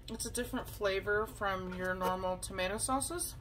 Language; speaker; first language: English; native; English